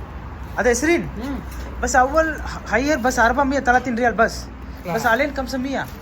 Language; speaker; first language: Arabic; non-native, learner; Tamil